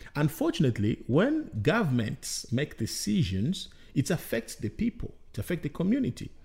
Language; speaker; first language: English; non-native, fluent; Bembe